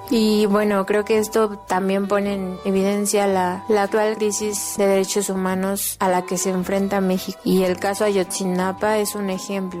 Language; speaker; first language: Spanish; native; Spanish